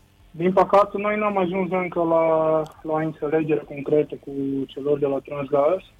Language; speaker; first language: Romanian; non-native, fluent; Portuguese